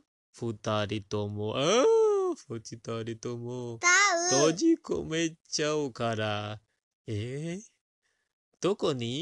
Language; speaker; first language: Japanese; non-native, learner; Indonesian